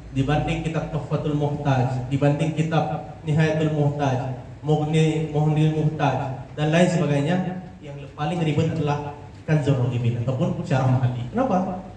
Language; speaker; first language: Indonesian; non-native, local second language; Achinese